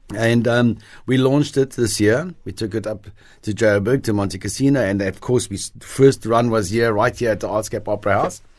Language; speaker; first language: English; native; English